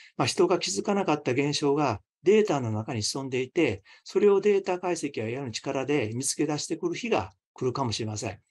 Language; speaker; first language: Japanese; native; Japanese